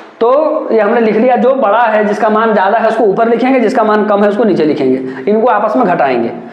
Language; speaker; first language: Hindi; native; Hindi